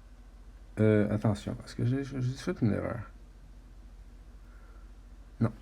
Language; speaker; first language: French; native; French